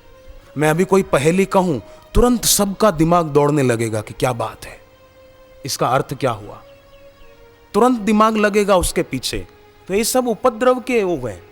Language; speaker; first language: Hindi; native; Hindi